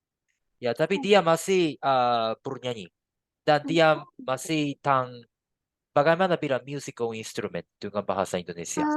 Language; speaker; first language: Indonesian; non-native, learner; Japanese